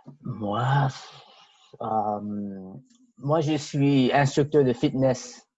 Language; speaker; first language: French; non-native, fluent; English